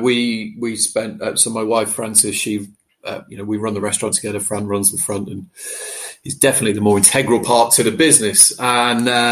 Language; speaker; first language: English; native; English